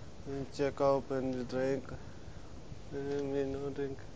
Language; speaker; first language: English; non-native, learner; Punjabi